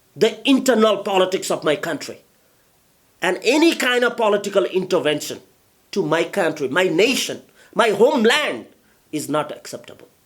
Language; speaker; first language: English; non-native, local second language; Nepali